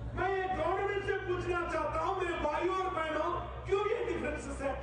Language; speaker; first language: Hindi; non-native, local second language; Telugu